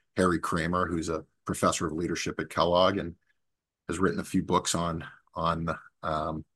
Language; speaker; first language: English; native; English